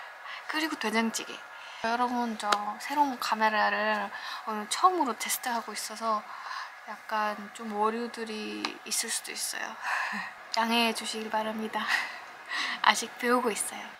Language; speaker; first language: Korean; non-native, fluent; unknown